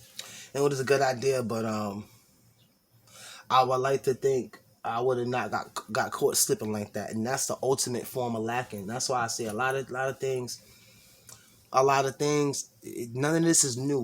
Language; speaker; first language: English; native; English